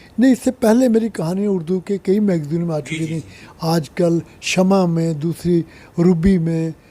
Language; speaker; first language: Hindi; non-native, local second language; Punjabi